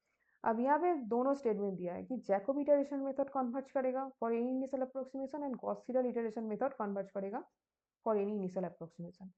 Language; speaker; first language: Hindi; native; Hindi